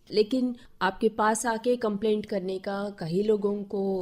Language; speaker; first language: Hindi; non-native, local second language; Telugu